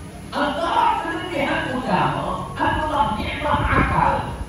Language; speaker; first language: Malay; non-native, fluent; Arabic